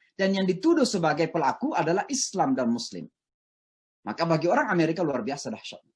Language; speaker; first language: Indonesian; non-native, local second language; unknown